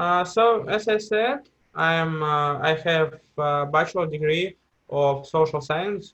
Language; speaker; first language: English; non-native, fluent; Russian